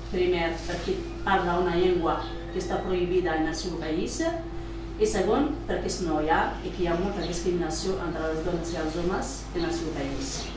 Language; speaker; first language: Catalan; non-native, fluent; Kabyle